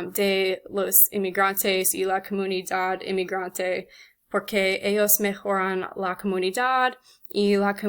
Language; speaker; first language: Spanish; non-native, learner; English